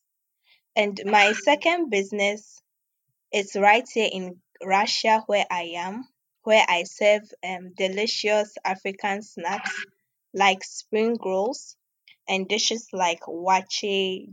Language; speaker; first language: English; non-native, local second language; Ewe